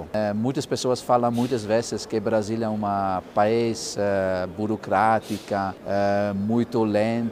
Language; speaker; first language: Portuguese; non-native, fluent; Dutch